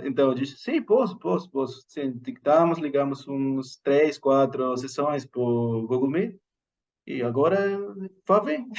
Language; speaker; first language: Portuguese; non-native, fluent; Spanish